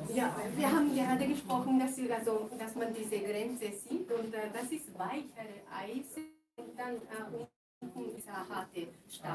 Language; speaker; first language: German; non-native, fluent; Japanese